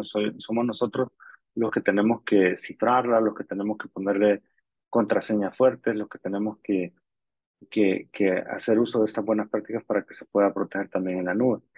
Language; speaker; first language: Spanish; native; Spanish